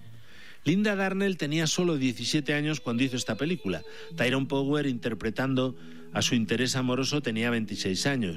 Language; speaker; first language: Spanish; native; Spanish